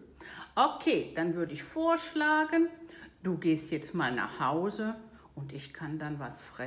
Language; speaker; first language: German; native; German